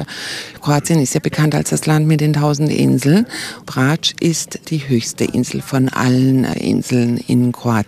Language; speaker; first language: German; native; German